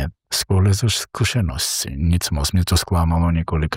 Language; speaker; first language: Czech; non-native, fluent; Georgian